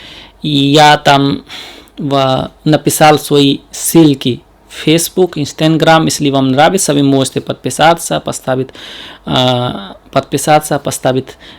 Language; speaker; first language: Russian; non-native, learner; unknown